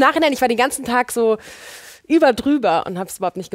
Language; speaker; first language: German; native; German